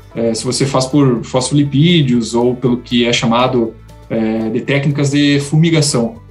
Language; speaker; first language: Portuguese; non-native, fluent; English